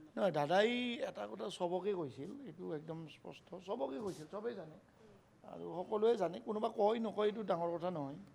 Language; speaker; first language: Assamese; native; Assamese